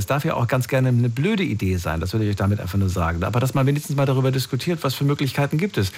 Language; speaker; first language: German; native; German